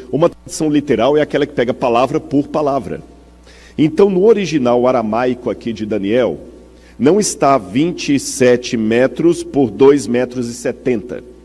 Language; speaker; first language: Portuguese; native; Portuguese